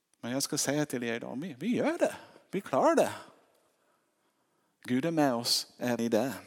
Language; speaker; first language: Swedish; non-native, fluent; English